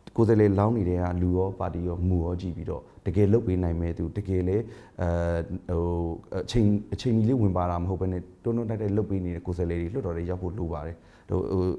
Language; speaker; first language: Burmese; native; Burmese